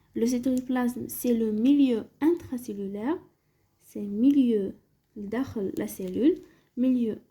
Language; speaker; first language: French; non-native, local second language; Arabic